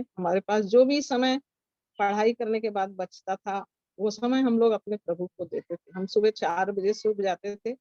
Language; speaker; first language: Hindi; native; Hindi